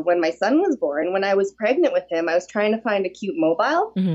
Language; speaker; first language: English; native; English